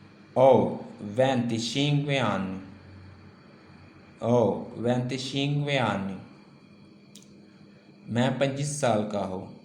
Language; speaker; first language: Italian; non-native, learner; Urdu